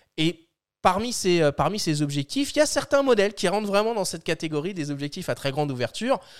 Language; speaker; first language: French; native; French